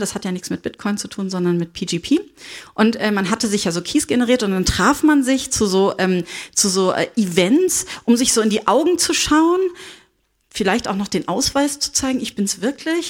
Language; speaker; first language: German; native; German